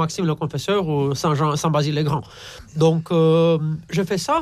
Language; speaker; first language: French; non-native, fluent; Romanian